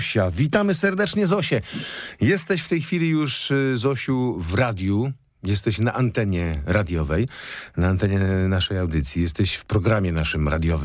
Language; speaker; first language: Polish; native; Polish